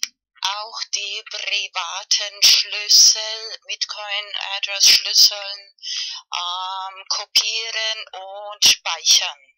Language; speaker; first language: German; non-native, fluent; Spanish